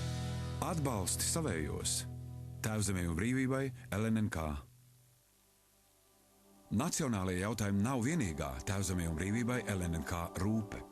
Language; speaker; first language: Latvian; native; Latvian